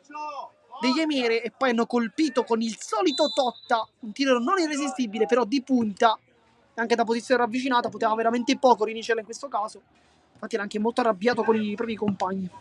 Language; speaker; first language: Italian; native; Italian